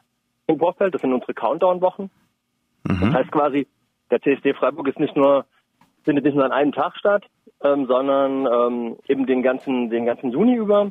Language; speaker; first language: German; native; German